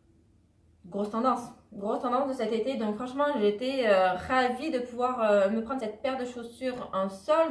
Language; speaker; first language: French; native; French